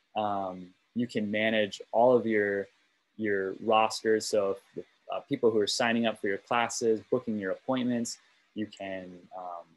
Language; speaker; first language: English; native; English